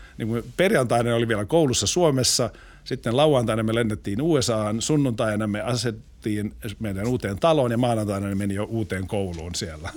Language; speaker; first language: Finnish; non-native, local second language; Swedish